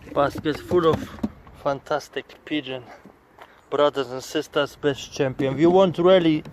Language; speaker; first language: English; non-native, learner; Polish